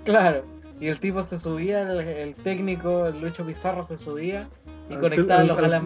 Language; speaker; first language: Spanish; native; Spanish